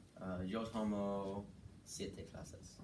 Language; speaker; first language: Spanish; non-native, learner; English